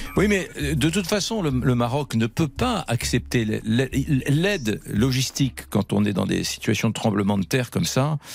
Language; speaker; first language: French; native; French